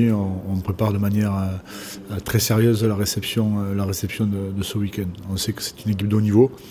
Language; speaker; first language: French; native; French